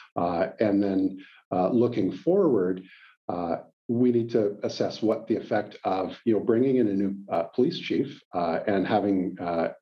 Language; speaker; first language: English; native; English